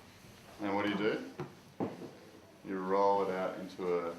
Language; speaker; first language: English; native; English